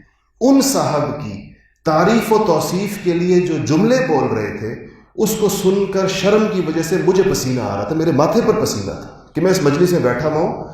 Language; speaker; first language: Urdu; native; Urdu